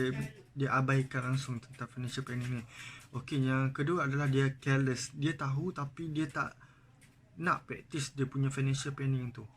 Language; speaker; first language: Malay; native; Malay